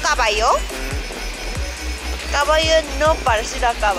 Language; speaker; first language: Spanish; non-native, learner; Korean